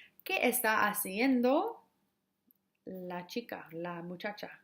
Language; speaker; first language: Spanish; non-native, fluent; English